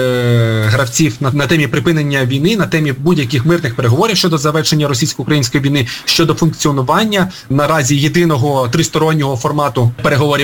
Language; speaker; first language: Ukrainian; native; Ukrainian